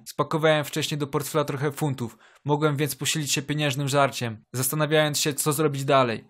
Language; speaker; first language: Polish; native; Polish